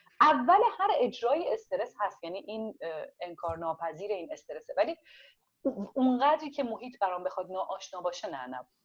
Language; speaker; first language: Persian; non-native, local second language; Azerbaijani